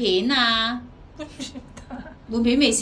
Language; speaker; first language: Cantonese; native; Cantonese